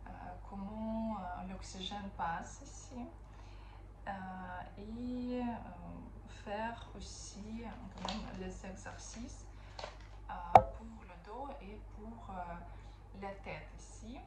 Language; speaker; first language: French; non-native, fluent; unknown